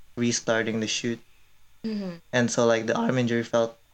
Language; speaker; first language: English; early bilingual, other home language; Korean